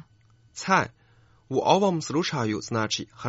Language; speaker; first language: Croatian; non-native, fluent; Chinese